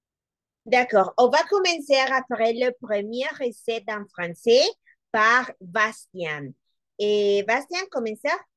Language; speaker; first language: French; non-native, fluent; Spanish